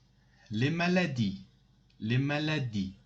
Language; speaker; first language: French; non-native, fluent; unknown